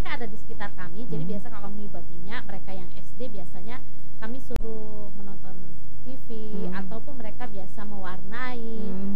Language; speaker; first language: Indonesian; native; Indonesian